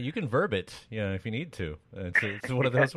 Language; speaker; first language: English; native; English